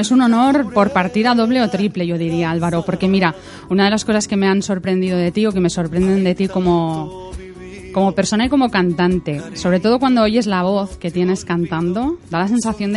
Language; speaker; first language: Spanish; native; Spanish